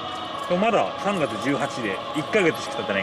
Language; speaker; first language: Japanese; native; Japanese